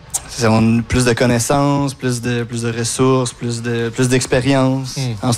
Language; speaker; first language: French; native; French